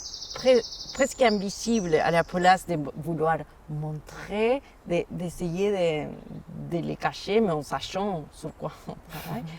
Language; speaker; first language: French; non-native, fluent; Spanish